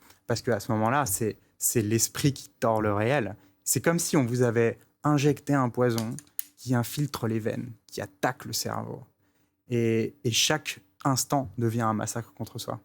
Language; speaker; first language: French; native; French